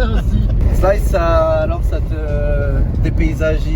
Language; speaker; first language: French; native; French